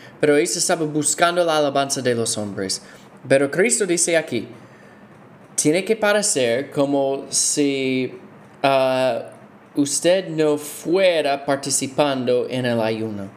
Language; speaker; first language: Spanish; non-native, fluent; English